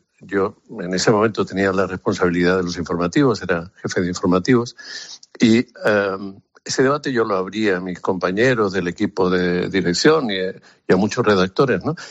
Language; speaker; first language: Spanish; native; Spanish